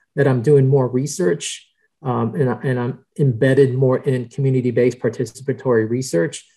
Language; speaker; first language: English; early bilingual, other home language; Spanish